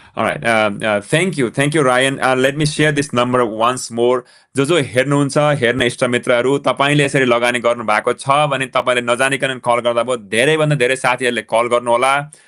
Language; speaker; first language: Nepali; native; Nepali